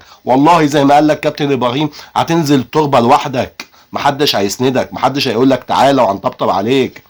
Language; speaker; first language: Arabic; native; Arabic